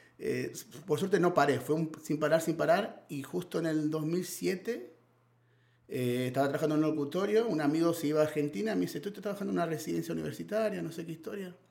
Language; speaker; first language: Spanish; native; Spanish